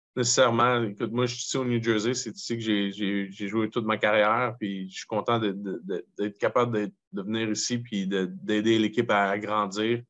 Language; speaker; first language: French; native; French